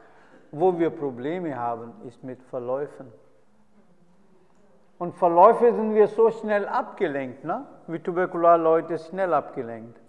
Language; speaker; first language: German; non-native, fluent; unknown